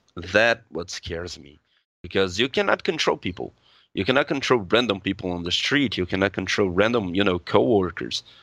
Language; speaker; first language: English; non-native, fluent; Portuguese